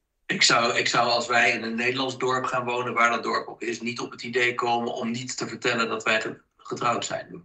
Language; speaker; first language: Dutch; native; Dutch